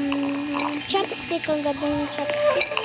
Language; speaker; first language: Filipino; non-native, local second language; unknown